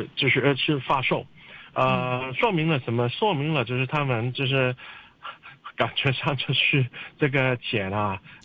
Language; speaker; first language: Chinese; non-native, local second language; Cantonese